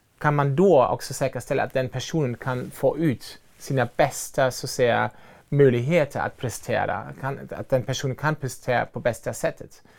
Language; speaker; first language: Swedish; non-native, fluent; German